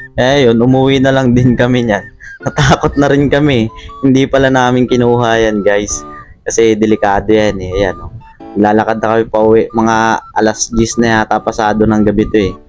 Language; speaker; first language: Filipino; non-native, local second language; Iloko